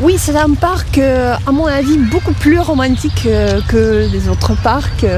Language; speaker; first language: French; non-native, fluent; Russian